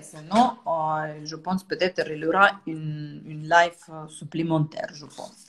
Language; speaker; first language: French; non-native, fluent; Russian